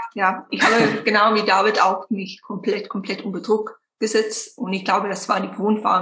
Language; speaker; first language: German; non-native, fluent; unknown